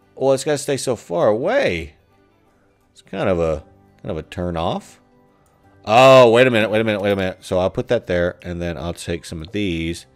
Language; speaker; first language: English; native; English